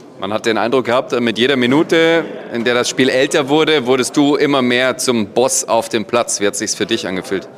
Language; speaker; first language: German; native; German